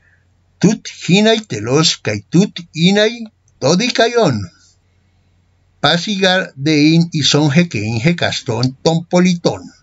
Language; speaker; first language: Greek; non-native, fluent; Spanish